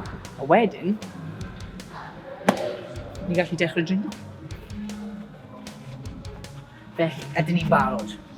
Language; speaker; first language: Welsh; non-native, local second language; English